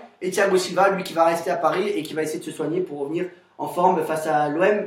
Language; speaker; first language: French; native; French